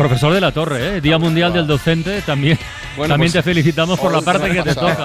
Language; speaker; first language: Spanish; native; Spanish